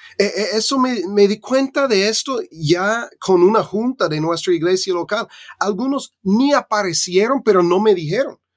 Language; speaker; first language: Spanish; non-native, fluent; English